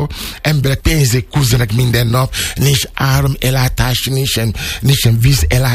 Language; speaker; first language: Hungarian; non-native, learner; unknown